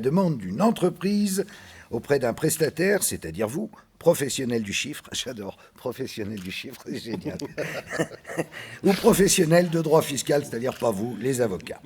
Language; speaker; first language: French; native; French